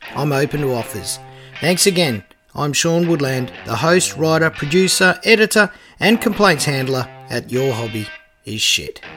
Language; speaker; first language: English; native; English